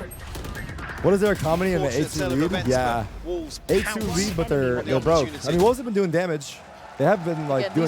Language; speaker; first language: English; native; English